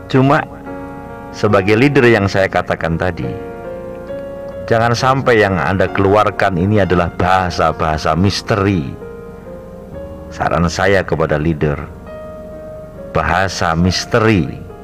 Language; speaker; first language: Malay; non-native, local second language; Javanese